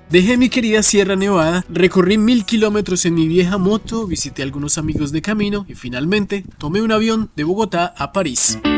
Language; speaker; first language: Spanish; native; Spanish